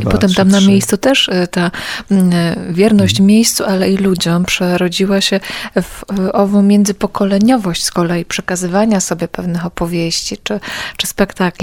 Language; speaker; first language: Polish; native; Polish